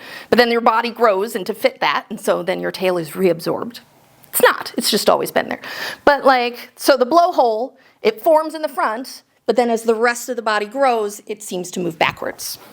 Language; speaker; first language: English; native; English